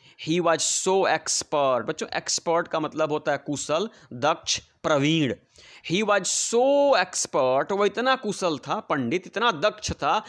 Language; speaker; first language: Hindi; non-native, local second language; Bhojpuri